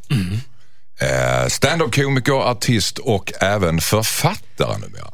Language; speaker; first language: Swedish; native; Swedish